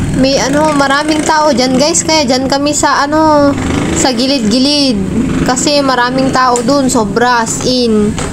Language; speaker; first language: Filipino; non-native, local second language; Iloko